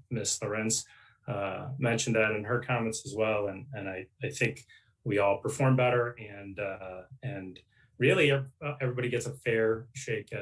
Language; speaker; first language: English; native; English